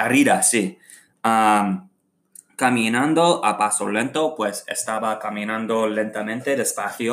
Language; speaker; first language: Spanish; non-native, learner; English